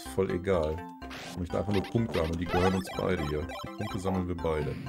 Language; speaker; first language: German; native; German